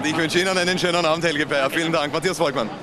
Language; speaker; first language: German; native; German